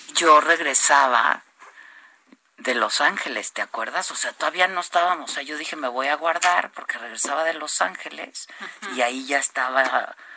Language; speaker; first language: Spanish; native; Spanish